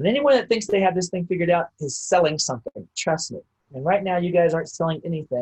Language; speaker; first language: English; native; English